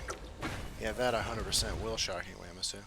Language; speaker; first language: English; native; English